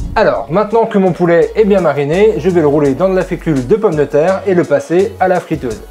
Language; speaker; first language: French; native; French